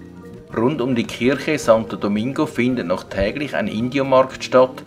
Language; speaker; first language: German; native; German